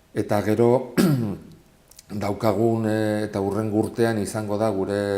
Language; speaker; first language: Basque; non-native, local second language; Spanish